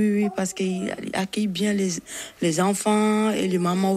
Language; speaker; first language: French; non-native, local second language; Bambara